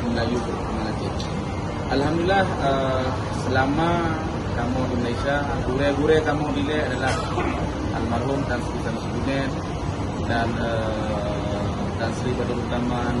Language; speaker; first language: Indonesian; non-native, local second language; Achinese